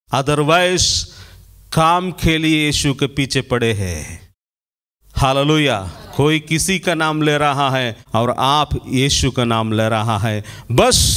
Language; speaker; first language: Hindi; non-native, local second language; Malayalam